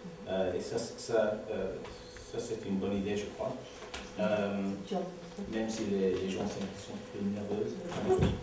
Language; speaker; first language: French; non-native, learner; English